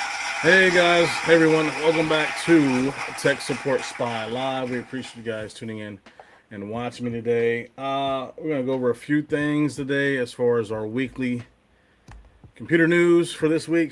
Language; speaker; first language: English; native; English